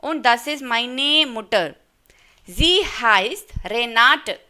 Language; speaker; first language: German; non-native, fluent; Hindi